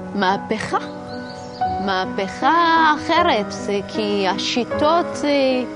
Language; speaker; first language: Hebrew; non-native, fluent; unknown